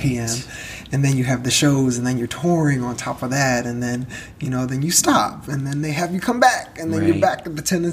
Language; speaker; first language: English; native; English